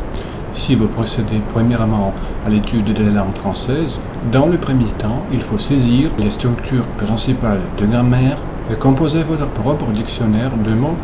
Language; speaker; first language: French; non-native, fluent; Russian